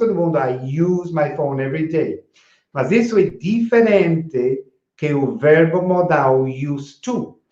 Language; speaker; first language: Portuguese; non-native, fluent; English